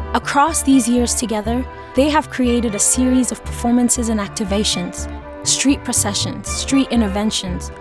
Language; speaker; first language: English; non-native, local second language; Hausa